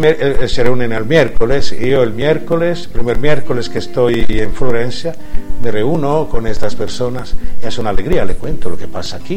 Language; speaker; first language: Spanish; non-native, fluent; Italian